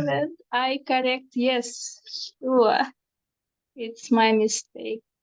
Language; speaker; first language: English; non-native, learner; Russian